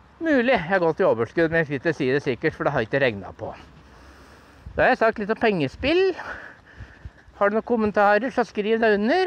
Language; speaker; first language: Norwegian; native; Norwegian